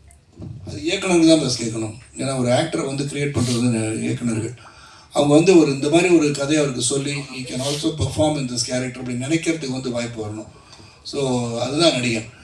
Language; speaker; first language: Tamil; native; Tamil